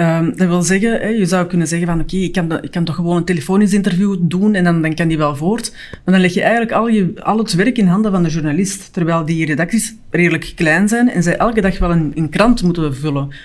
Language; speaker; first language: Dutch; native; Dutch